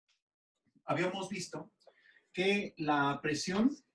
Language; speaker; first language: Spanish; native; Spanish